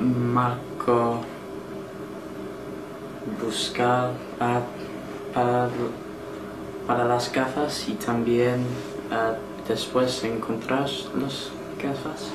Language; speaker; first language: Spanish; non-native, learner; English